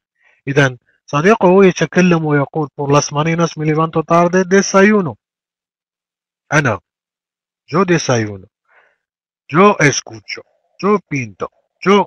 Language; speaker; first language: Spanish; non-native, fluent; Arabic